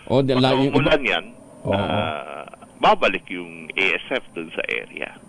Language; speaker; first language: Filipino; native; Filipino